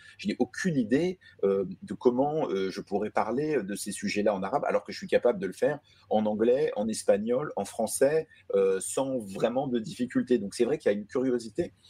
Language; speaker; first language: French; early bilingual, other home language; Arabic